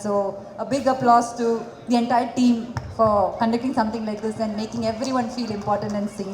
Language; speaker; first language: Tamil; non-native, fluent; Malayalam